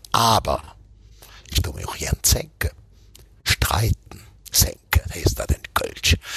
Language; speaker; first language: German; native; German